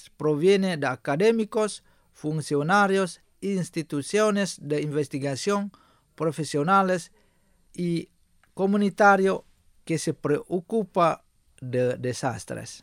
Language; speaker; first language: Spanish; non-native, fluent; Indonesian